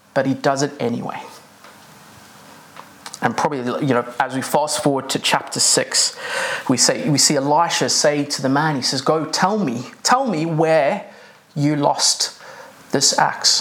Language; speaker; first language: English; native; English